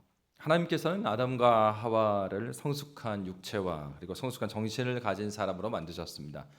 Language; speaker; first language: Korean; native; Korean